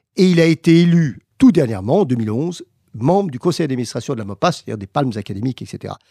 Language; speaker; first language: French; native; French